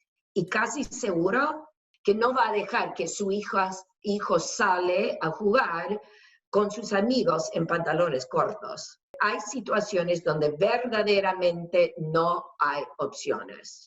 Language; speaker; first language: Spanish; non-native, fluent; English